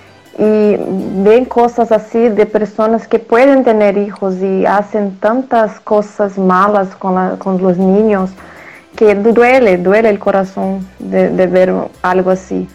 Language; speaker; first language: Spanish; non-native, fluent; Portuguese